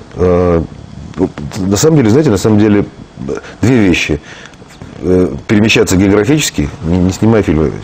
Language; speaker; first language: Russian; native; Russian